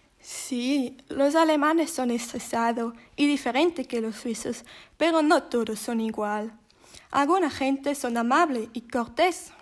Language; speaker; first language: Spanish; non-native, learner; Swiss German